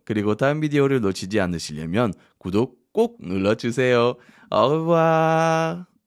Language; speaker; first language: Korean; non-native, fluent; French